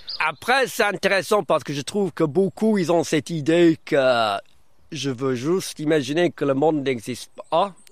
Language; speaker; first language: French; early bilingual, other home language; English